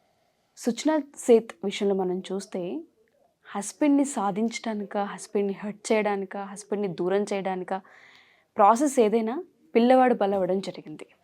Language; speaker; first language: Telugu; native; Telugu